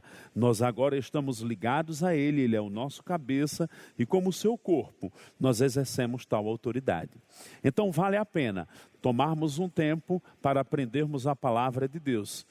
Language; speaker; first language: Portuguese; native; Portuguese